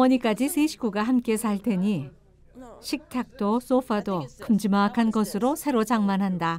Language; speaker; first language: Korean; native; Korean